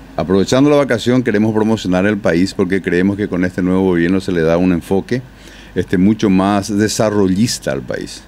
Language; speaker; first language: Spanish; native; Spanish